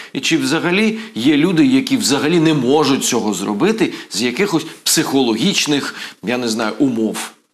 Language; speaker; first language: Ukrainian; non-native, local second language; Russian